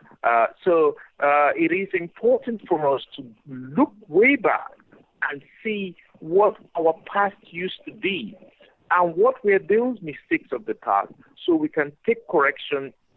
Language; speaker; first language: English; non-native, local second language; Igbo